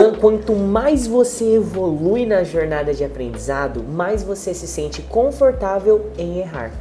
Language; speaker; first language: Portuguese; native; Portuguese